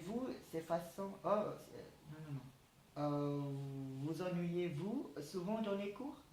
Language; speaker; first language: French; non-native, learner; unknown